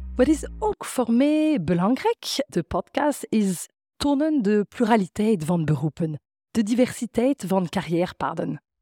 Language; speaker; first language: Dutch; non-native, fluent; French